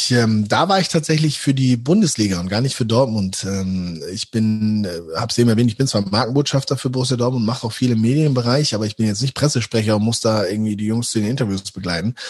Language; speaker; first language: German; native; German